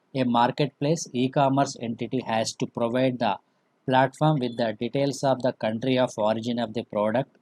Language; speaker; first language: English; non-native, local second language; Telugu